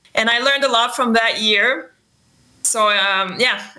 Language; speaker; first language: English; non-native, fluent; French